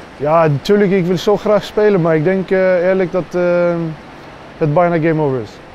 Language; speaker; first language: Dutch; non-native, fluent; Swedish